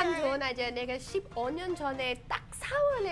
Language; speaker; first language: Korean; non-native, fluent; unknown